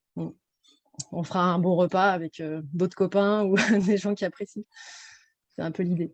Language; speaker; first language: French; native; French